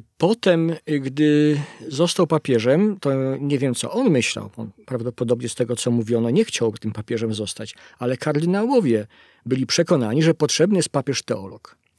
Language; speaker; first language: Polish; native; Polish